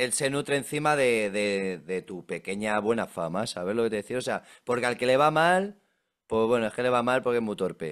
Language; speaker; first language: Spanish; native; Spanish